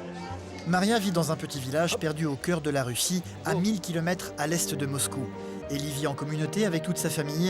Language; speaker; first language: French; native; French